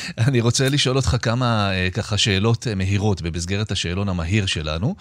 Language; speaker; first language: Hebrew; native; Hebrew